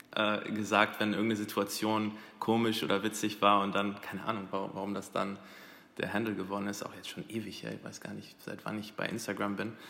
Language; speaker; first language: German; early bilingual, other home language; Arabic